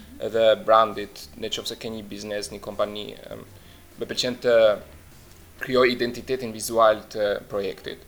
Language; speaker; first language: Albanian; early bilingual, heritage; Albanian